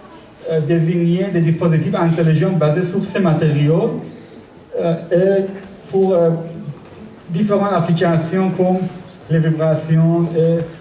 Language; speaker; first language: French; non-native, learner; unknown